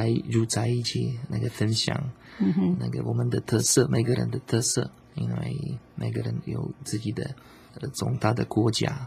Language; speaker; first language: Chinese; non-native, learner; Slovak